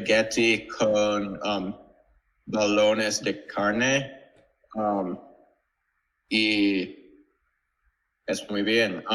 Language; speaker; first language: Spanish; non-native, learner; English